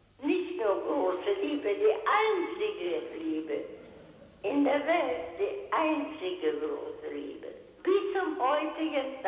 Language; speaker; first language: German; non-native, local second language; Hungarian